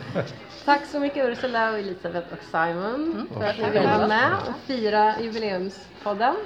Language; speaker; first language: Swedish; native; Swedish